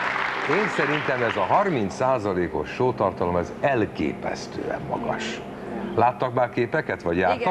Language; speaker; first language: Hungarian; native; Hungarian